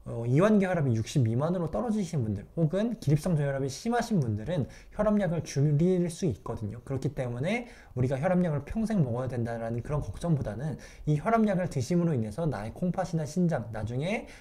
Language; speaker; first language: Korean; native; Korean